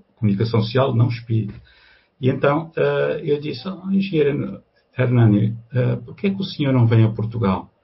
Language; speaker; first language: Portuguese; native; Portuguese